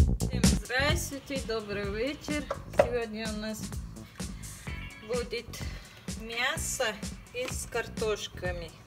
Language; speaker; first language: Russian; non-native, learner; Tajik